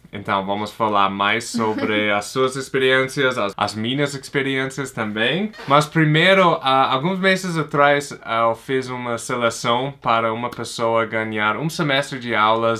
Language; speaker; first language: Portuguese; non-native, fluent; English